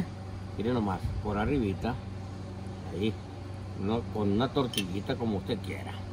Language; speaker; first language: Spanish; native; Spanish